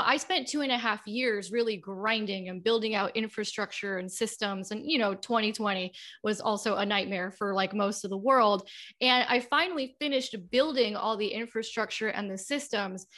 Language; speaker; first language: English; native; English